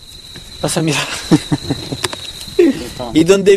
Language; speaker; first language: French; native; French